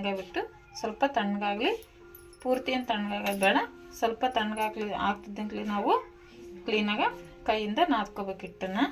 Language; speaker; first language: Kannada; native; Kannada